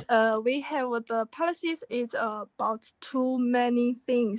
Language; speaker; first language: English; non-native, learner; Chinese